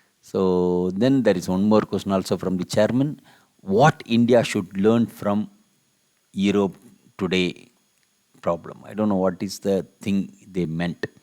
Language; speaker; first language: English; non-native, local second language; Tamil